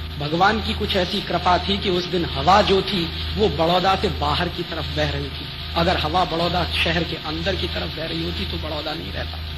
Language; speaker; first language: Hindi; native; Hindi